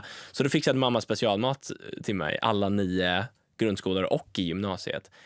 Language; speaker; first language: Swedish; native; Swedish